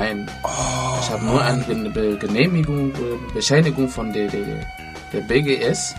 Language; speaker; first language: German; non-native, learner; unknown